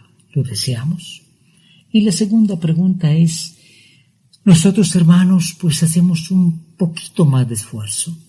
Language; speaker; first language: Spanish; native; Spanish